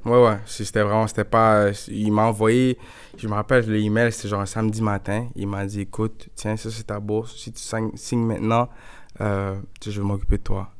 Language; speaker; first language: French; native; French